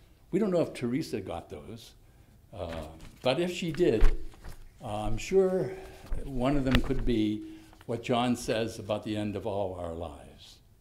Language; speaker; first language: English; native; English